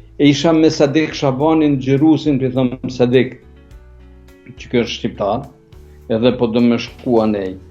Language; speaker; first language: Albanian; native; Albanian